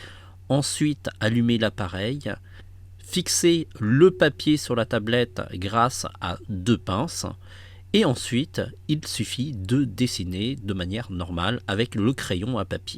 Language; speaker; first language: French; native; French